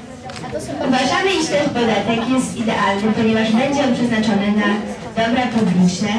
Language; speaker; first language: Polish; native; Polish